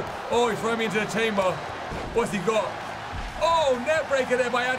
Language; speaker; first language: English; native; English